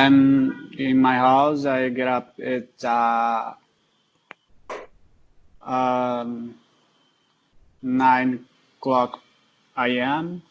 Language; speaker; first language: English; non-native, learner; Portuguese